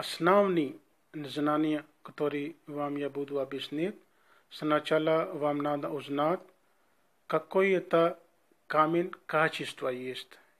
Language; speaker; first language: Russian; non-native, learner; Urdu